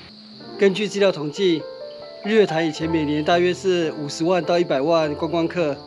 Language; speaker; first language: Chinese; native; Chinese